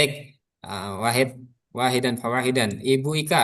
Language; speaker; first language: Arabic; non-native, fluent; Indonesian